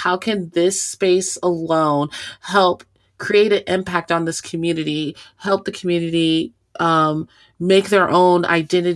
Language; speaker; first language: English; native; English